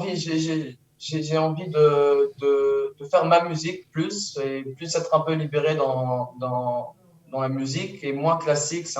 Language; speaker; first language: French; early bilingual, heritage; French